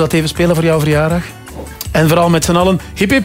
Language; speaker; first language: Dutch; native; Dutch